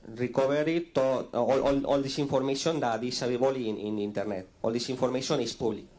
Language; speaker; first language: English; non-native, fluent; Spanish